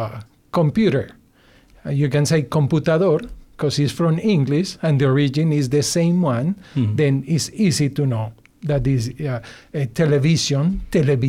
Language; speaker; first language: English; non-native, learner; Spanish